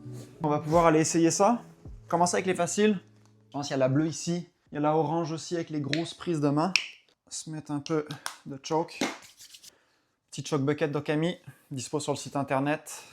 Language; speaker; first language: French; native; French